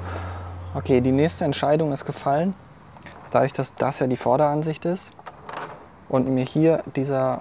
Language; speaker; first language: German; native; German